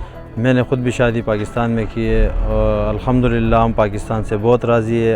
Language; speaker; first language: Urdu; early bilingual, other home language; Pashto